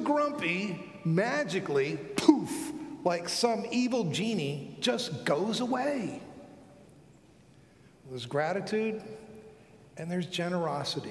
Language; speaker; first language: English; native; English